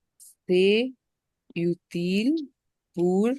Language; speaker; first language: French; non-native, learner; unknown